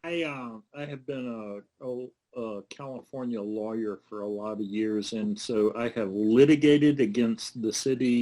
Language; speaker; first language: English; native; English